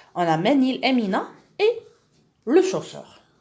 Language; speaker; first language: French; non-native, local second language; Arabic